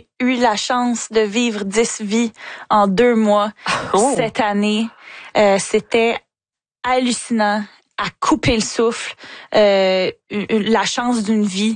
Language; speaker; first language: French; native; French